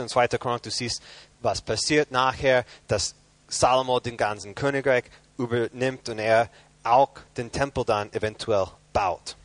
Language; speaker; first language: German; non-native, fluent; English